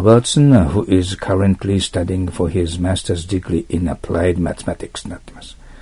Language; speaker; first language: English; non-native, fluent; Japanese